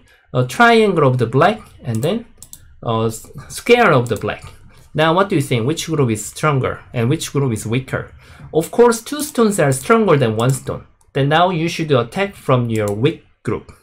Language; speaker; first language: English; non-native, fluent; Korean